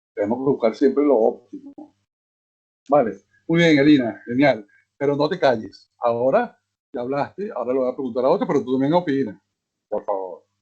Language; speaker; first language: Spanish; native; Spanish